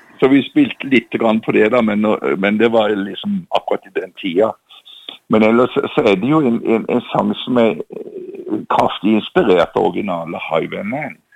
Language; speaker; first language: Norwegian; native; Norwegian